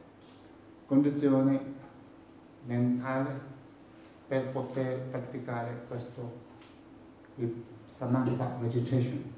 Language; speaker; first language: Italian; non-native, learner; Tibetan